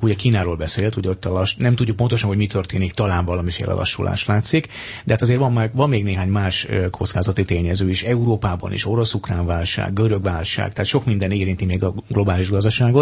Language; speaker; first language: Hungarian; native; Hungarian